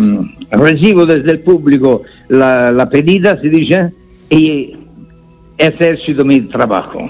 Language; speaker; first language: Spanish; non-native, fluent; Italian